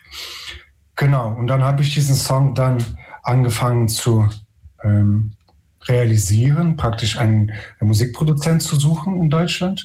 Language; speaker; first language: German; non-native, fluent; Ukrainian